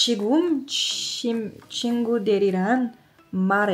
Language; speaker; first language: Korean; non-native, learner; French